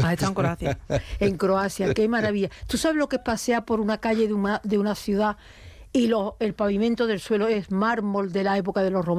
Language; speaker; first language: Spanish; native; Spanish